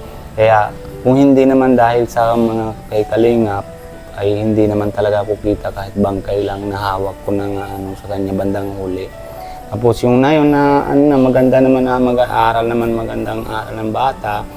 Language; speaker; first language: Filipino; non-native, learner; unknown